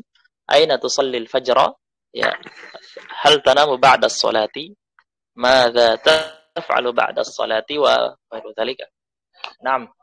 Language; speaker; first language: Arabic; non-native, fluent; Indonesian